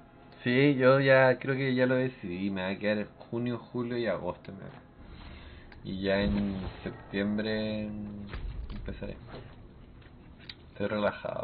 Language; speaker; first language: Spanish; native; Spanish